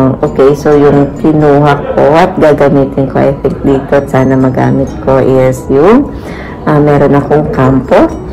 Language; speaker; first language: Filipino; native; Filipino